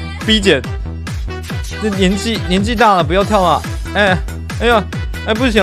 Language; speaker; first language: Chinese; native; Chinese